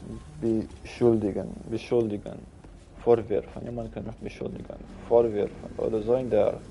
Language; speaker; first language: German; non-native, learner; Russian